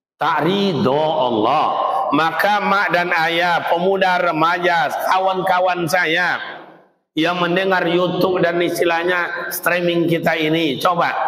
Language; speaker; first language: Malay; native; Malay